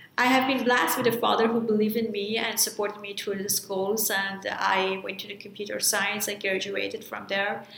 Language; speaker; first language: English; non-native, fluent; Persian